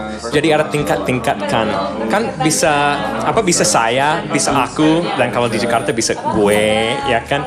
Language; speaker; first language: Indonesian; non-native, fluent; English